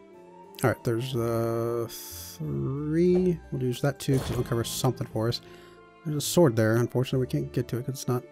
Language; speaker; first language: English; native; English